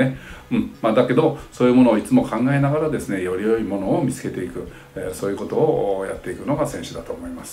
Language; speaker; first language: Japanese; native; Japanese